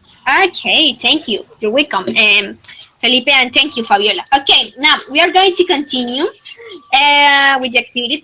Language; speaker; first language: English; non-native, fluent; Spanish